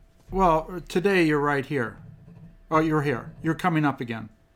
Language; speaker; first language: English; native; English